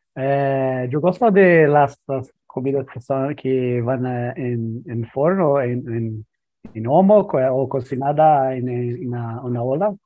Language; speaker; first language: Spanish; non-native, learner; Portuguese